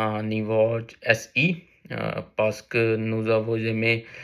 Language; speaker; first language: French; non-native, learner; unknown